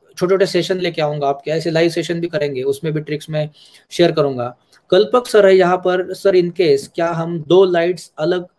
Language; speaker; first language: Hindi; non-native, local second language; Marathi